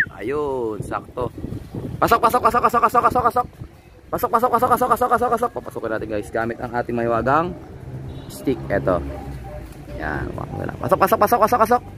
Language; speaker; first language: Filipino; native; Filipino